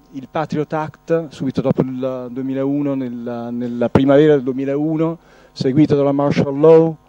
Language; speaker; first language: Italian; non-native, fluent; Arabic